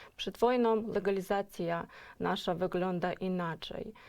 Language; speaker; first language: Polish; non-native, fluent; Ukrainian